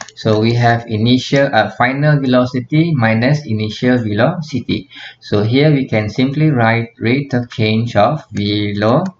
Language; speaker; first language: English; non-native, local second language; Malay